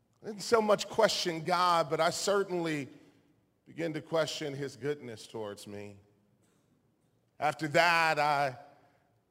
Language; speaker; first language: English; native; English